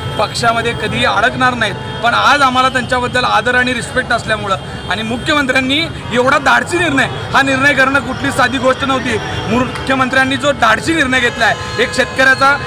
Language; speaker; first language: Marathi; native; Marathi